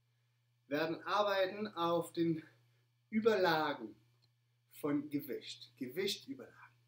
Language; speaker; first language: German; non-native, fluent; French